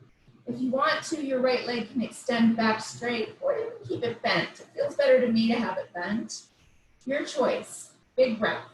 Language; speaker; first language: English; native; English